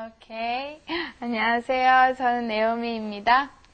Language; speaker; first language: Korean; non-native, learner; Italian